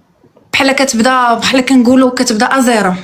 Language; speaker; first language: Arabic; native; Arabic